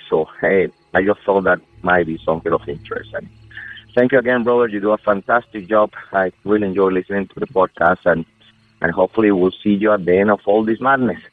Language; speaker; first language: English; non-native, fluent; Spanish